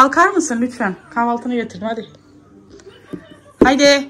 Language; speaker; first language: Turkish; native; Turkish